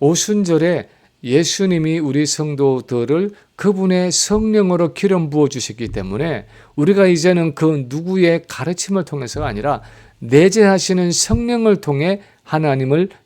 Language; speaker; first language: Korean; native; Korean